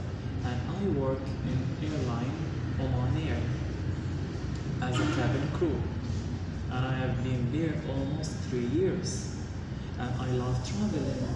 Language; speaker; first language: English; non-native, learner; Arabic